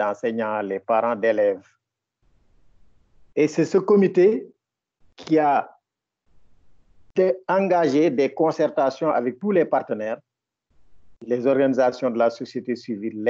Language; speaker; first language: French; non-native, local second language; Wolof